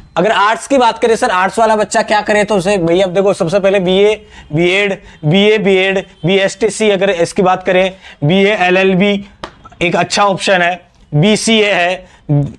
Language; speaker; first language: Hindi; native; Hindi